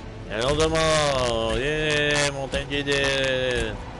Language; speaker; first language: French; native; French